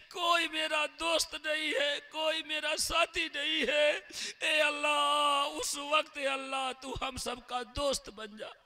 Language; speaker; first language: Hindi; native; Hindi